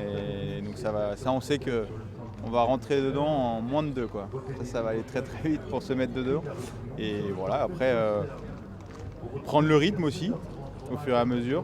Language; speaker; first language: French; native; French